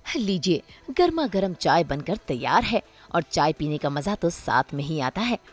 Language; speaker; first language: Hindi; native; Hindi